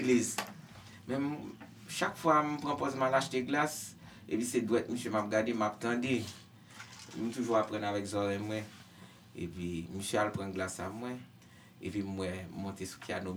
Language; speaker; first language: English; non-native, learner; Haitian Creole